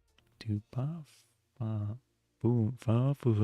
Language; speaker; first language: French; non-native, learner; English